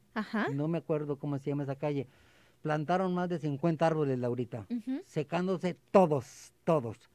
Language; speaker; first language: Spanish; native; Spanish